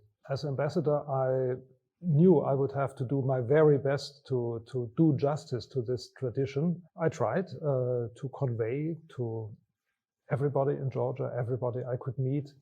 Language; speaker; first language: English; non-native, fluent; German